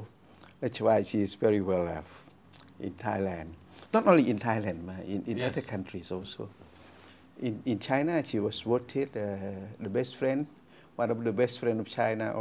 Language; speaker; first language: English; non-native, fluent; Thai